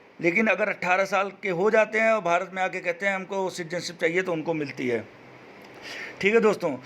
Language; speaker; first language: Hindi; native; Hindi